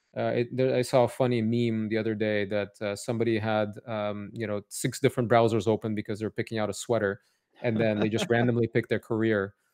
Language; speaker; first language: English; native; English